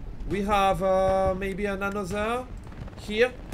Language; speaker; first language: English; non-native, learner; French